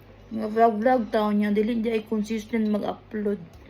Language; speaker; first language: Filipino; non-native, local second language; Cebuano